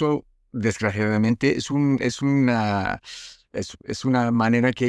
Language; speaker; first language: Spanish; non-native, fluent; French